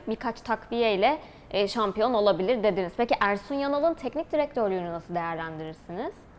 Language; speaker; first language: Turkish; native; Turkish